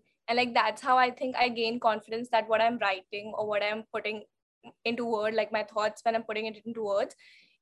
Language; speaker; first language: English; non-native, local second language; Hindi